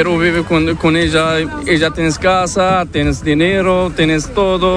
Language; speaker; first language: Spanish; non-native, learner; Arabic